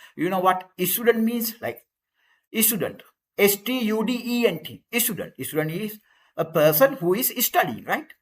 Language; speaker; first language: English; non-native, local second language; Sinhala